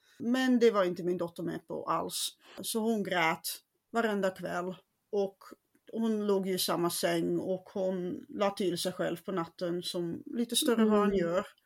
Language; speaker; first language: Swedish; non-native, fluent; Dutch